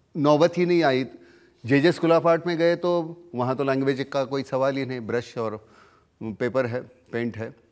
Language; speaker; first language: Hindi; non-native, local second language; Marathi